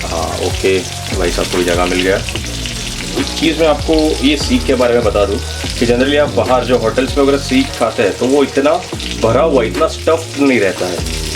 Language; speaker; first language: Hindi; non-native, local second language; Marathi